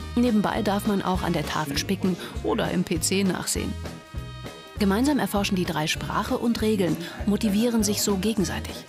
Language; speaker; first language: German; native; German